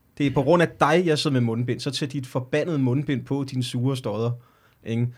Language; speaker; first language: Danish; native; Danish